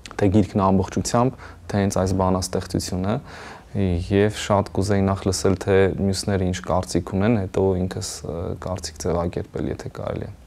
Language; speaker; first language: Armenian; native; Armenian